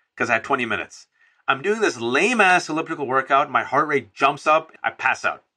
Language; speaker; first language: English; native; English